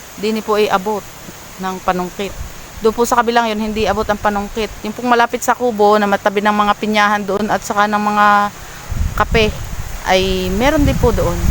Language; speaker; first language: Filipino; native; Filipino